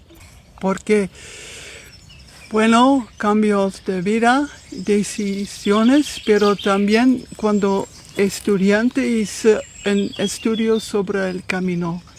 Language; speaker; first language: Spanish; non-native, fluent; Dutch